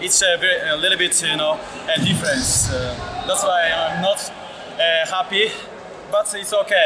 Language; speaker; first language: English; non-native, learner; Polish